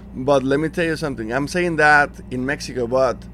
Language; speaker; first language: English; non-native, fluent; Spanish